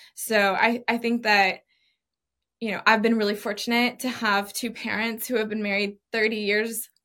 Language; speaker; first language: English; native; English